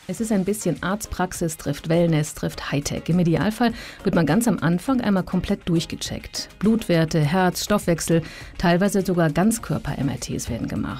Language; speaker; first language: German; native; German